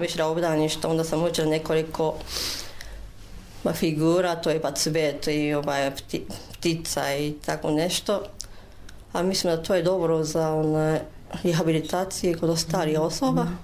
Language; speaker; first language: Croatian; non-native, learner; Japanese